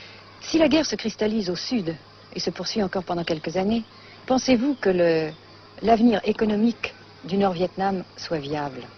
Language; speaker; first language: French; native; French